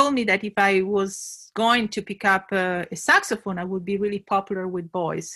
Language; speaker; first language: English; non-native, fluent; Italian